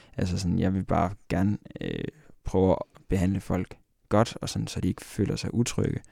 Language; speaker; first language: Danish; native; Danish